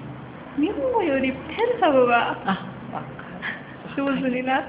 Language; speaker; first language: Japanese; non-native, learner; Persian